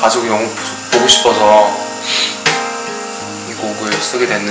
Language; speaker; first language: Korean; early bilingual, heritage; Korean